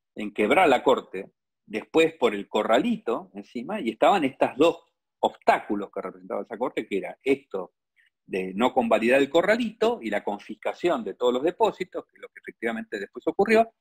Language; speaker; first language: Spanish; native; Spanish